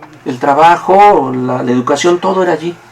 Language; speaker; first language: Spanish; native; Spanish